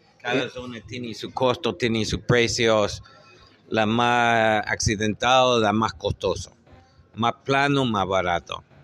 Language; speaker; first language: Spanish; non-native, fluent; English